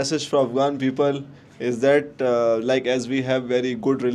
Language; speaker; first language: English; non-native, local second language; Hindi